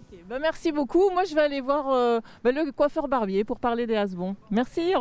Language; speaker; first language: French; native; French